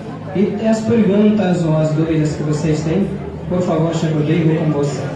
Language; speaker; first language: Portuguese; non-native, fluent; Arabic